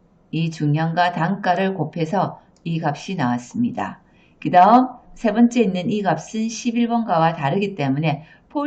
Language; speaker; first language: Korean; native; Korean